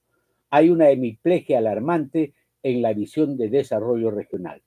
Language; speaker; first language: Spanish; native; Spanish